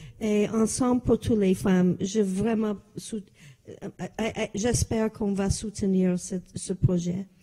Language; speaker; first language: French; non-native, fluent; English